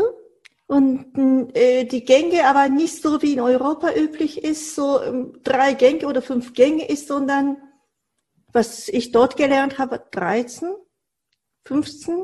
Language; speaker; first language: German; non-native, fluent; Japanese